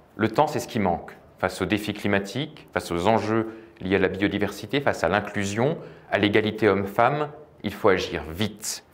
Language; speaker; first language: French; native; French